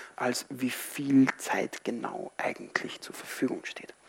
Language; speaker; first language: German; non-native, fluent; Spanish